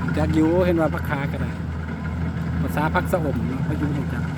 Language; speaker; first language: Thai; non-native, local second language; Northeastern Thai